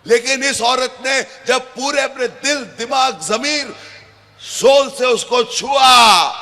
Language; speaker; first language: Hindi; non-native, local second language; Punjabi